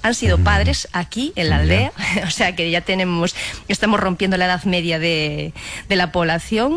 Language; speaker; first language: Spanish; native; Spanish